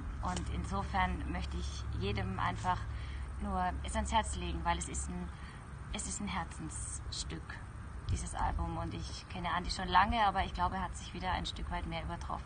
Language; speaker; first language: German; native; German